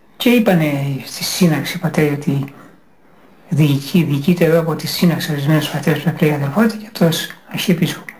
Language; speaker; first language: Greek; native; Greek